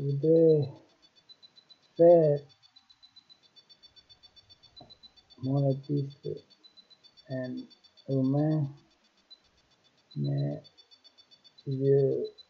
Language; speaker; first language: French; non-native, learner; Romanian